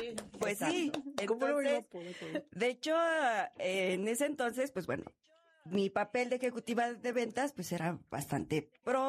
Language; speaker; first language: Spanish; native; Spanish